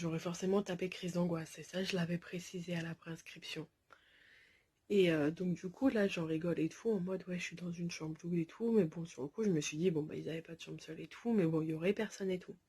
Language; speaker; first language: French; native; French